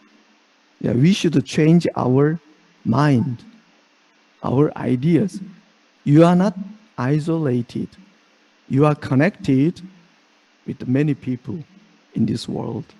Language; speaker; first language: English; non-native, fluent; Korean